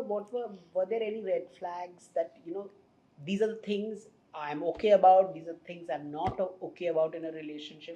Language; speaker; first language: English; non-native, local second language; Hindi